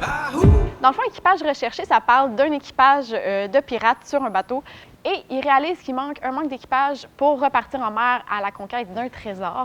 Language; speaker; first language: French; native; French